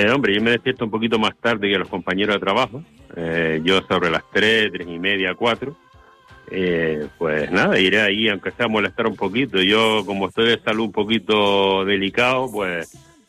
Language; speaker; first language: Spanish; native; Spanish